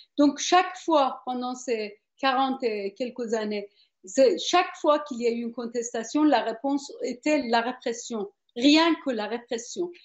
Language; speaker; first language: French; non-native, fluent; Persian